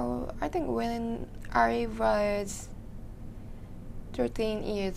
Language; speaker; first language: English; non-native, learner; Japanese